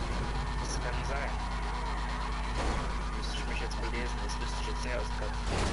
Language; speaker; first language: German; native; German